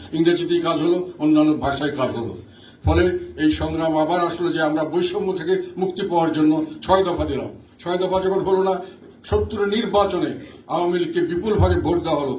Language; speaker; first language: Bangla; native; Bangla